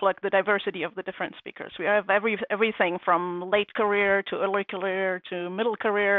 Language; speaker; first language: English; non-native, fluent; German